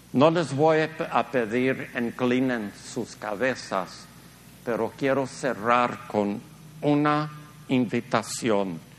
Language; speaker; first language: Spanish; early bilingual, heritage; Spanish